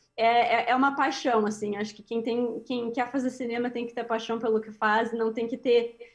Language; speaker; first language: Portuguese; native; Portuguese